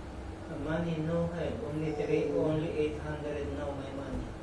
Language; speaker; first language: English; non-native, learner; Filipino